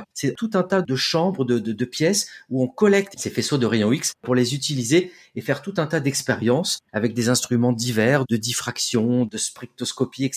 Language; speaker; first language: French; native; French